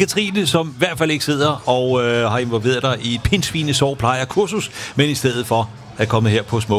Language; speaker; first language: Danish; native; Danish